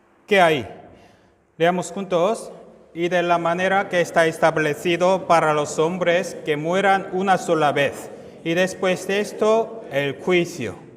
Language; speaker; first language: Spanish; non-native, fluent; Korean